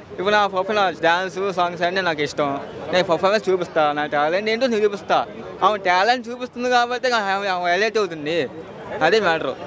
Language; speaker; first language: Telugu; native; Telugu